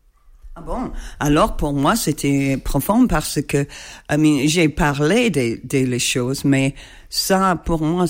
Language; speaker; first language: French; non-native, learner; English